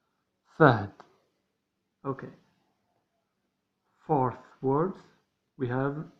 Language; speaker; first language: English; non-native, learner; Arabic